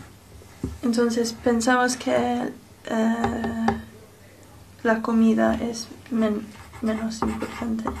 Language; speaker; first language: Spanish; non-native, learner; English